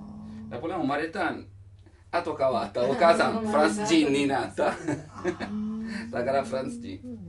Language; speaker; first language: Japanese; non-native, learner; Italian